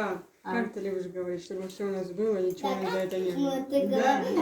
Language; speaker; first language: Russian; non-native, local second language; Chechen